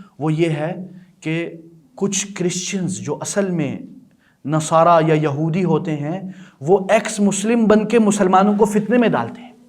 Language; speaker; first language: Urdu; non-native, local second language; Balti